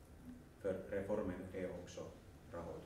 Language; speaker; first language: Swedish; non-native, local second language; Finnish